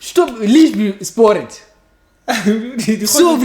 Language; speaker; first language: Russian; non-native, fluent; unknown